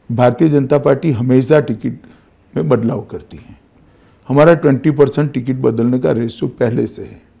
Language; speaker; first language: Hindi; non-native, local second language; Gujarati